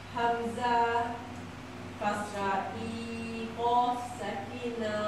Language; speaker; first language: Arabic; non-native, learner; Malay